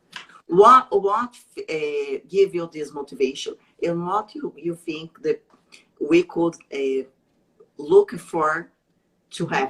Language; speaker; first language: English; non-native, learner; Portuguese